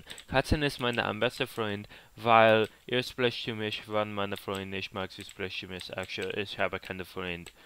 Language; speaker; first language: German; non-native, learner; English